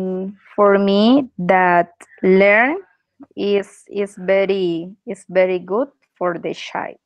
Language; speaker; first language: English; non-native, learner; Spanish